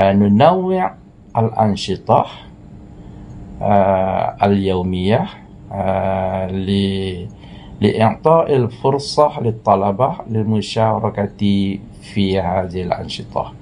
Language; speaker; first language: Arabic; non-native, fluent; Malay